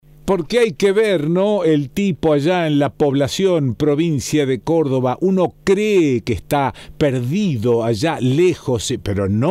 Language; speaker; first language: Spanish; native; Spanish